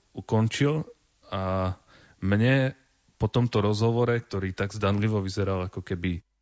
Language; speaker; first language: Slovak; native; Slovak